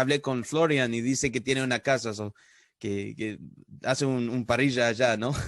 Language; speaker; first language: Spanish; early bilingual, heritage; Spanish